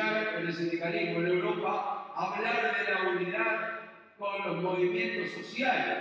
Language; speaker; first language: Spanish; native; Spanish